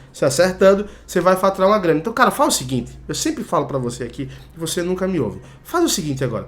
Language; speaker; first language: Portuguese; native; Portuguese